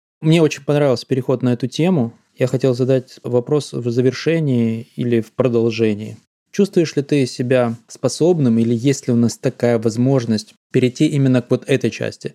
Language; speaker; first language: Russian; native; Russian